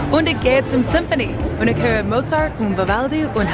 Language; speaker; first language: German; non-native, learner; English